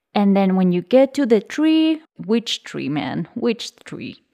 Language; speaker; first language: English; early bilingual, other home language; Spanish